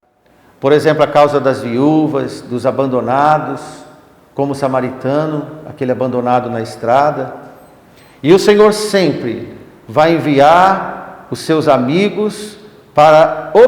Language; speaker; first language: Portuguese; native; Portuguese